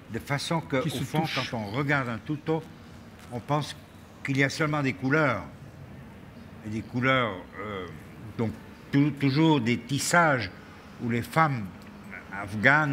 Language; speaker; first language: French; non-native, fluent; German